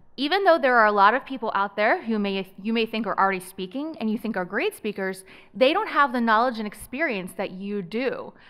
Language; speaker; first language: English; native; English